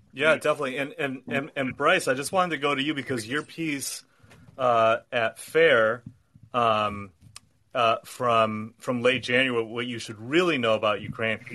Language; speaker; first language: English; native; English